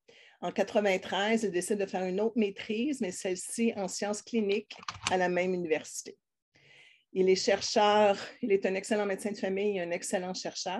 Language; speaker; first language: French; native; French